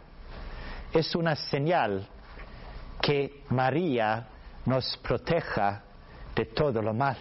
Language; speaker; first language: Spanish; non-native, learner; Swedish